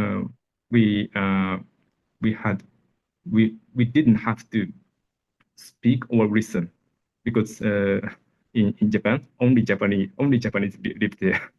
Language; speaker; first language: English; non-native, learner; Japanese